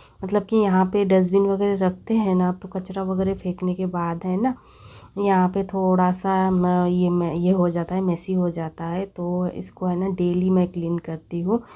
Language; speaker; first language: Hindi; non-native, local second language; Bangla